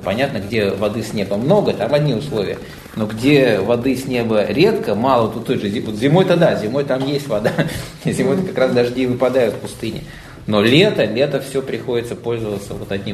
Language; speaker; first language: Russian; native; Russian